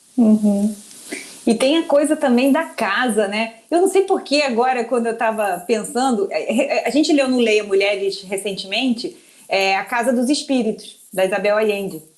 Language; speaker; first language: Portuguese; early bilingual, other home language; Spanish